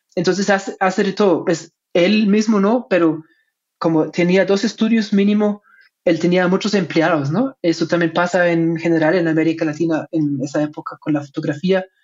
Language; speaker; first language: Spanish; non-native, fluent; German